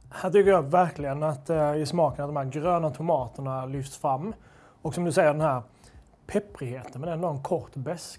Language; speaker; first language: Swedish; native; Swedish